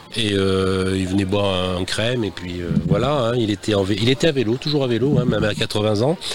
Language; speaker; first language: French; native; French